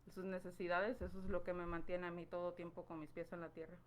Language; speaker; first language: Spanish; early bilingual, heritage; Spanish